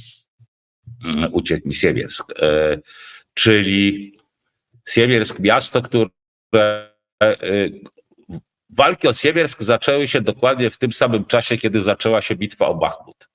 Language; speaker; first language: Polish; native; Polish